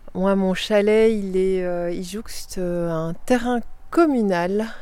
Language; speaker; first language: French; early bilingual, heritage; French